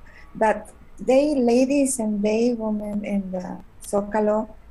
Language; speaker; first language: English; non-native, learner; Spanish